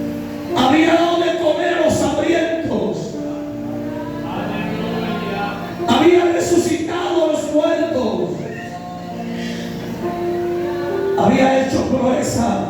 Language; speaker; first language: Spanish; native; Spanish